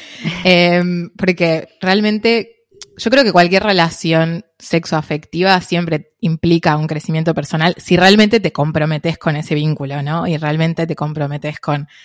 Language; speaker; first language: Spanish; native; Spanish